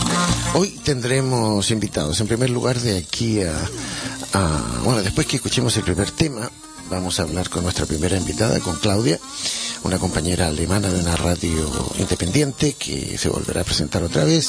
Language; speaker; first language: Spanish; native; Spanish